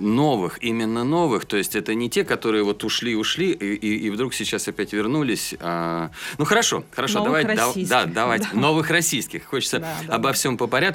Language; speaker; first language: Russian; native; Russian